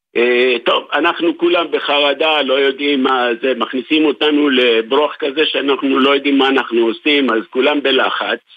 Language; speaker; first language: Hebrew; native; Hebrew